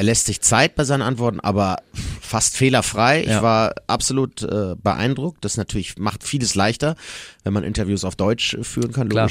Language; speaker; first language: German; native; German